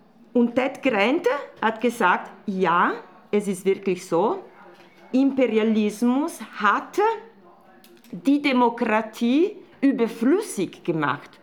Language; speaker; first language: German; non-native, fluent; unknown